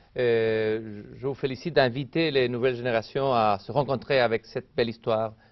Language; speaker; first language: French; non-native, fluent; Spanish